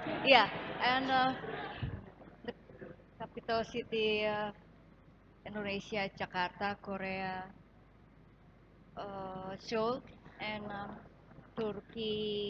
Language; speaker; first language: English; non-native, learner; Indonesian